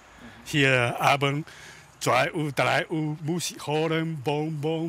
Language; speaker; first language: German; non-native, learner; Chinese